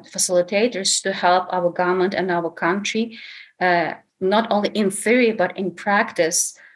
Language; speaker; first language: English; non-native, fluent; Ukrainian